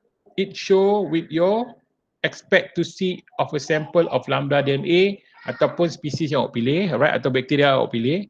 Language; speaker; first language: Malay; native; Malay